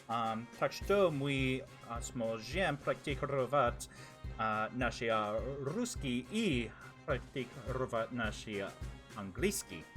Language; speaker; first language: Russian; non-native, learner; English